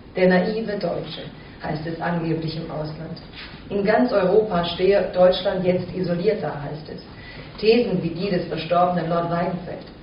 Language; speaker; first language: German; early bilingual, other home language; Croatian